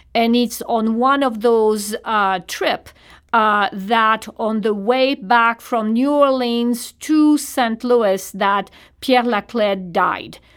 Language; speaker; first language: English; non-native, fluent; French